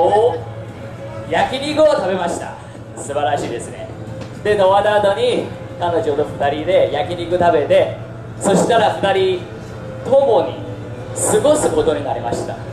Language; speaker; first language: Japanese; non-native, fluent; Chinese